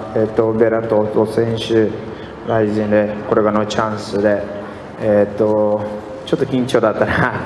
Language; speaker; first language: Japanese; non-native, learner; Portuguese